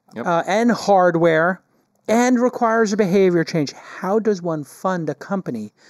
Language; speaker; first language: English; native; English